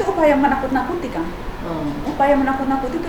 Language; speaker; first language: Indonesian; native; Indonesian